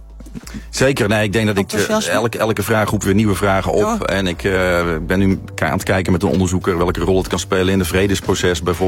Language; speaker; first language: Dutch; native; Dutch